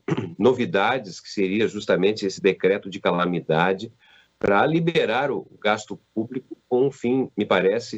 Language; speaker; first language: Portuguese; native; Portuguese